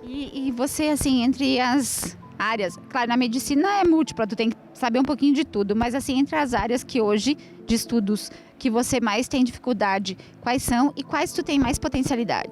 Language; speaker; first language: Portuguese; native; Portuguese